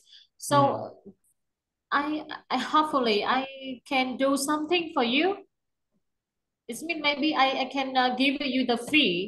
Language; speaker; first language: English; non-native, learner; Vietnamese